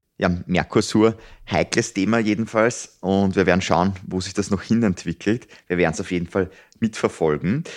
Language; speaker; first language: German; native; German